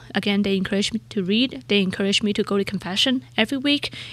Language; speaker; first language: English; non-native, local second language; Cantonese